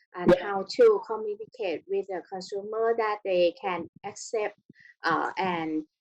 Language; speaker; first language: English; non-native, learner; Thai